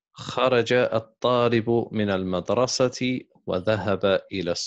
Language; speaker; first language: Arabic; non-native, fluent; English